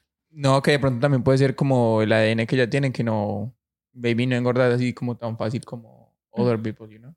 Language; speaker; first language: Spanish; native; Spanish